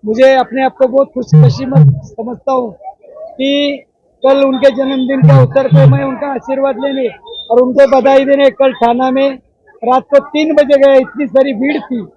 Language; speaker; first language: Hindi; non-native, local second language; Marathi